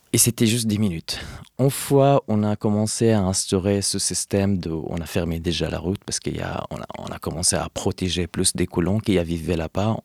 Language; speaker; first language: French; non-native, fluent; Arabic